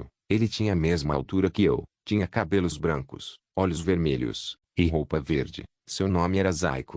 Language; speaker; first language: Portuguese; native; Portuguese